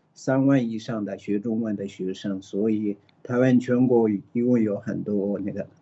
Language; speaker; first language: Chinese; early bilingual, other home language; Tibetan